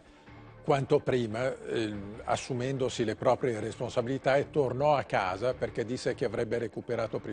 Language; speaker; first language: Italian; native; Italian